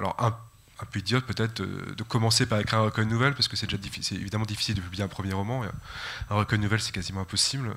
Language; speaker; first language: French; native; French